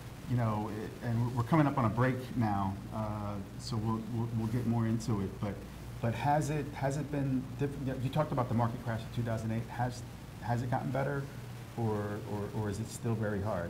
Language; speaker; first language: English; native; English